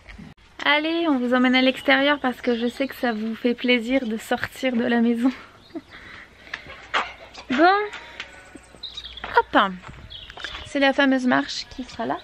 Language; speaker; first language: French; native; French